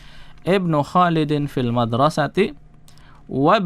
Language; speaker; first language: Arabic; non-native, fluent; Indonesian